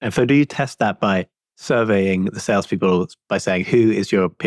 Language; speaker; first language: English; native; English